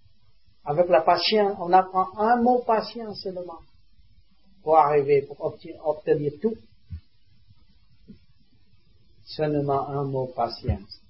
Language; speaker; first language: French; non-native, learner; Vietnamese